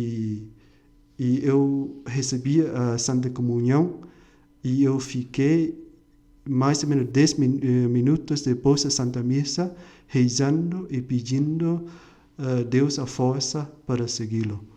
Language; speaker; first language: Portuguese; non-native, fluent; Vietnamese